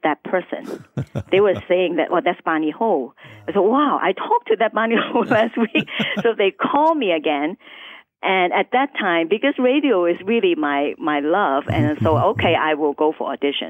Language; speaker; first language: English; non-native, local second language; Cantonese